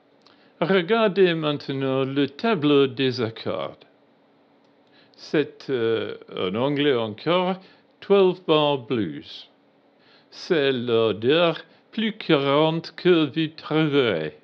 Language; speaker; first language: French; non-native, learner; English